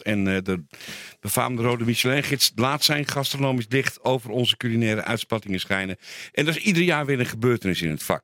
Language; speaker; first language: Dutch; native; Dutch